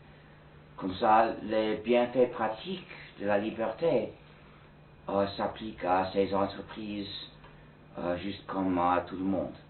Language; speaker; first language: French; non-native, fluent; English